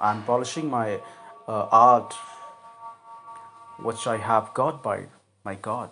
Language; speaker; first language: English; non-native, local second language; Hindi